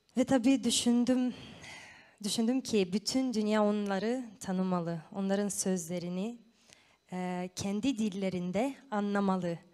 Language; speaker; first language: Turkish; non-native, fluent; Romanian